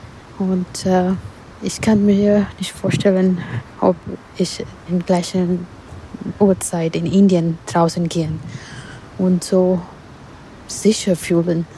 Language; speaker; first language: German; non-native, learner; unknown